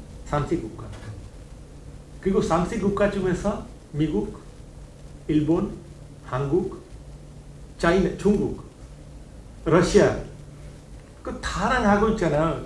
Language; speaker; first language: Korean; non-native, learner; Hindi